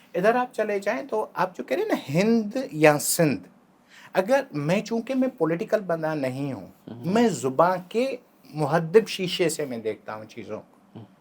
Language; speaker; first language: Urdu; non-native, local second language; Sindhi